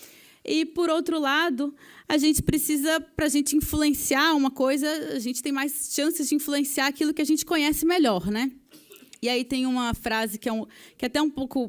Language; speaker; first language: Portuguese; native; Portuguese